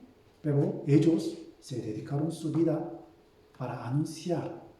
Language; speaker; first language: Spanish; non-native, fluent; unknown